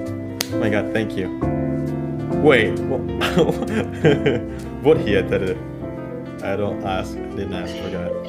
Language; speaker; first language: English; non-native, fluent; Indonesian